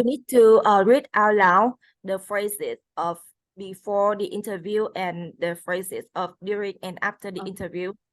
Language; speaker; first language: English; non-native, fluent; Vietnamese